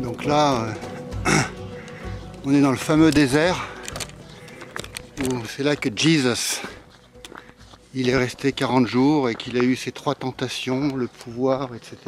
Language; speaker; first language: French; native; French